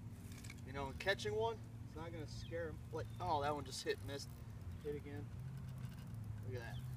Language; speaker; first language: English; native; English